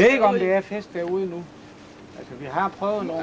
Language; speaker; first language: Danish; native; Danish